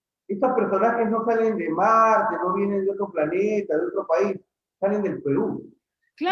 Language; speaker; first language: Spanish; native; Spanish